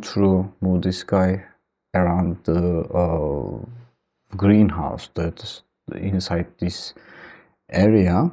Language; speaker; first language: English; non-native, fluent; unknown